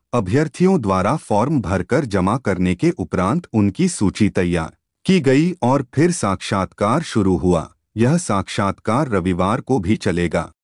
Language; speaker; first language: Hindi; native; Hindi